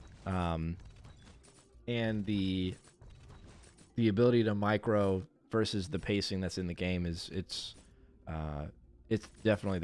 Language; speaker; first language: English; native; English